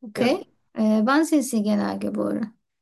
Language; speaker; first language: German; non-native, learner; Turkish